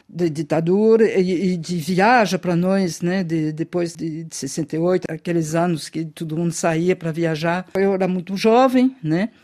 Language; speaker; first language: Portuguese; non-native, fluent; French